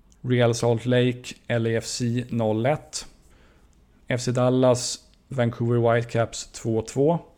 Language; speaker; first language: Swedish; native; Swedish